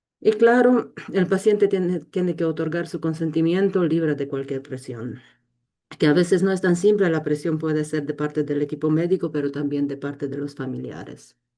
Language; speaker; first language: Spanish; non-native, fluent; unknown